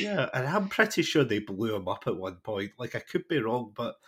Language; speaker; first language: English; native; English